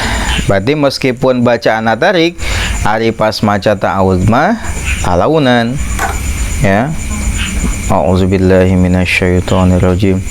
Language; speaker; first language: Indonesian; non-native, local second language; Sundanese